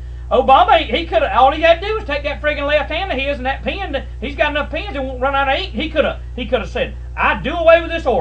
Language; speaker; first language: English; native; English